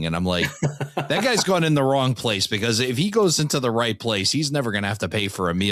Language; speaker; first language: English; native; English